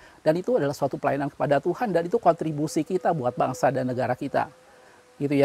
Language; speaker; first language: Indonesian; native; Indonesian